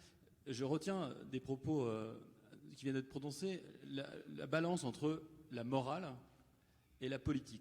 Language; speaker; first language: French; native; French